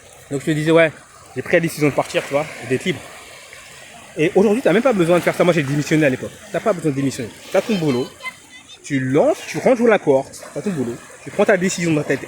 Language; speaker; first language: French; native; French